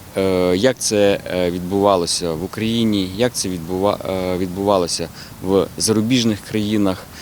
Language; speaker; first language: Ukrainian; native; Ukrainian